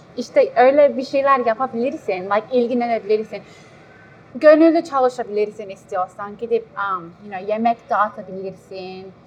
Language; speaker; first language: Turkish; early bilingual, heritage; Turkish